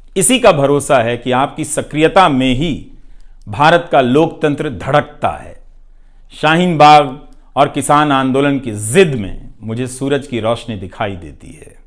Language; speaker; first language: Hindi; non-native, local second language; Bhojpuri